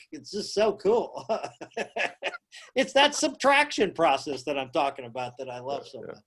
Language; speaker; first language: English; native; English